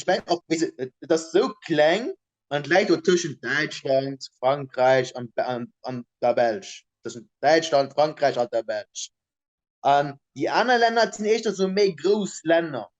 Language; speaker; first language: German; non-native, local second language; Luxembourgish